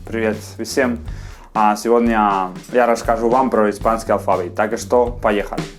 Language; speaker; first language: Russian; non-native, fluent; Spanish